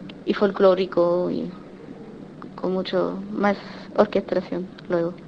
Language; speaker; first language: Spanish; non-native, fluent; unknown